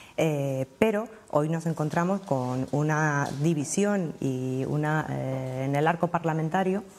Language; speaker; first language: Spanish; native; Spanish